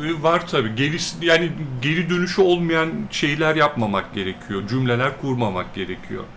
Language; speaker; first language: Turkish; early bilingual, heritage; Turkish